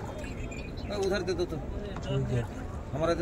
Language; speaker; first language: Hindi; non-native, local second language; Bangla